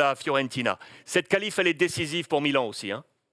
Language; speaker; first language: French; native; French